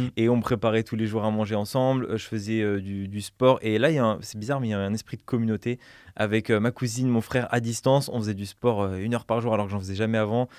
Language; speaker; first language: French; native; French